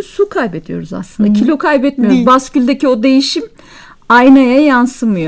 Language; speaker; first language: Turkish; native; Turkish